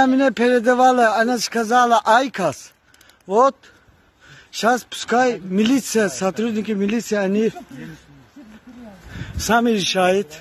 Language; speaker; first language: Russian; non-native, learner; Tajik